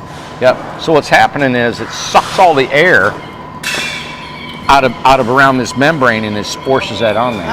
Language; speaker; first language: English; native; English